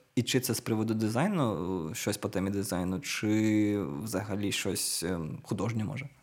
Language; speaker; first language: Ukrainian; non-native, local second language; Russian